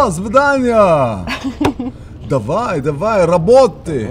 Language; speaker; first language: Russian; non-native, learner; German